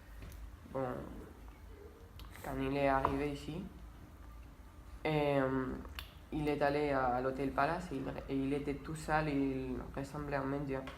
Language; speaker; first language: French; non-native, fluent; Spanish